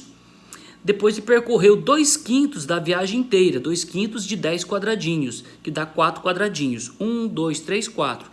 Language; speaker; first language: Portuguese; native; Portuguese